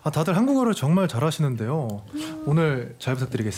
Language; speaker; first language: Korean; native; Korean